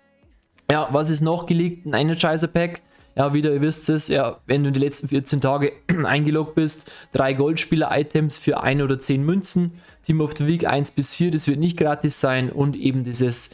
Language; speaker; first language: German; native; German